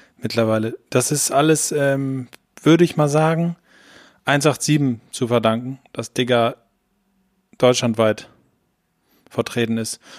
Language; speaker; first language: German; native; German